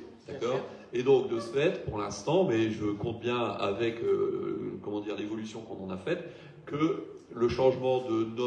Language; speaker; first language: French; native; French